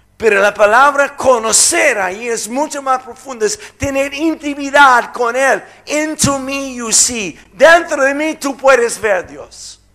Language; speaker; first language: Spanish; non-native, fluent; English